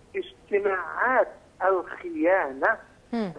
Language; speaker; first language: Arabic; native; Arabic